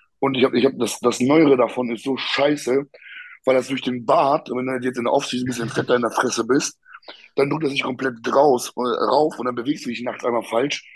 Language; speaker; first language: German; early bilingual, other home language; Polish